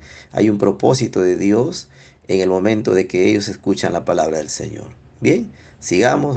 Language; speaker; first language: Spanish; native; Spanish